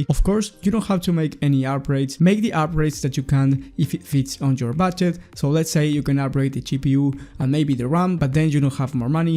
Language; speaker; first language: English; non-native, fluent; Spanish